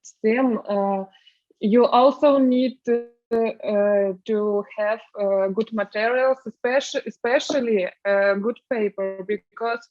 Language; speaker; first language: English; non-native, learner; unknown